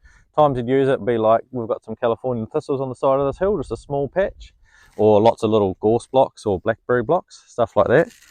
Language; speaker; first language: English; native; English